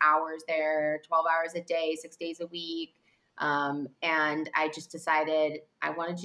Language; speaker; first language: English; native; English